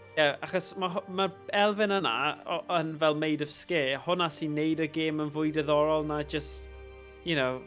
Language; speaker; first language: Welsh; native; Welsh